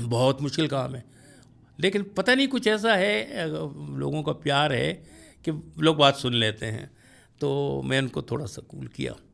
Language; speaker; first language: Urdu; non-native, local second language; Pashto